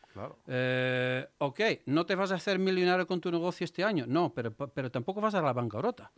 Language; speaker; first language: Spanish; non-native, fluent; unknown